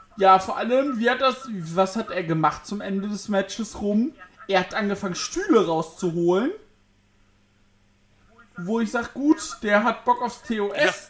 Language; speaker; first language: German; native; German